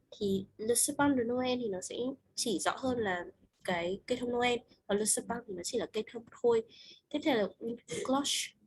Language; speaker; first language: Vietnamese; native; Vietnamese